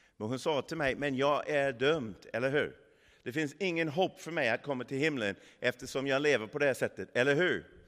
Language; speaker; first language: Swedish; non-native, fluent; English